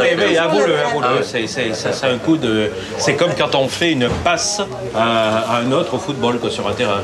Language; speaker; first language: French; native; French